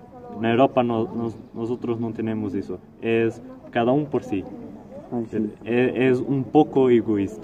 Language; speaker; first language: Spanish; non-native, learner; Portuguese